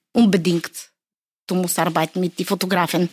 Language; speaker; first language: German; non-native, learner; Bulgarian